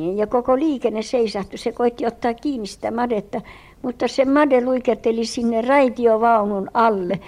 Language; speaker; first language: Finnish; early bilingual, heritage; Finnish